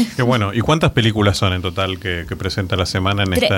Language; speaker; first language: Spanish; native; Spanish